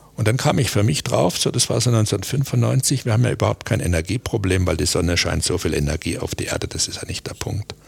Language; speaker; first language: German; native; German